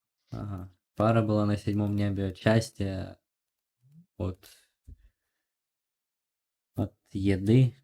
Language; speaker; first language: Russian; non-native, local second language; Ukrainian